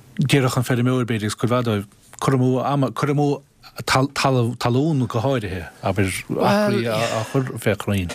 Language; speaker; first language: Irish; native; Irish